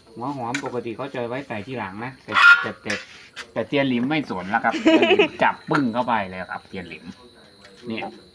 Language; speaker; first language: Thai; native; Thai